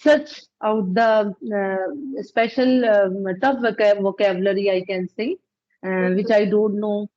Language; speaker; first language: English; non-native, learner; Punjabi